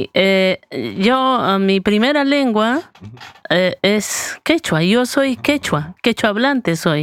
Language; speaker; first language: Spanish; native; Spanish